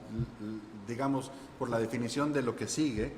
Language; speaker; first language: Spanish; native; Spanish